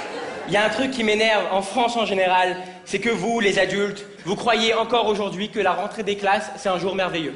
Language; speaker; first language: French; native; French